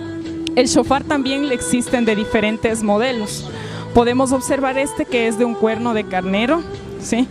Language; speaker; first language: Spanish; native; Spanish